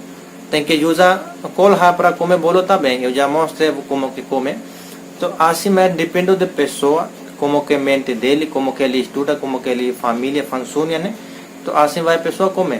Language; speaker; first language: Portuguese; non-native, learner; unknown